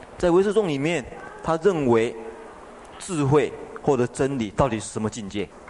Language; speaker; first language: Chinese; native; Chinese